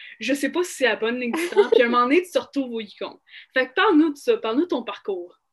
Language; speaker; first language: French; native; French